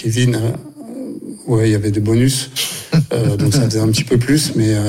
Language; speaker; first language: French; native; French